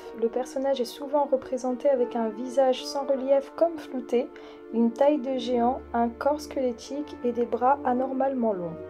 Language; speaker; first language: French; native; French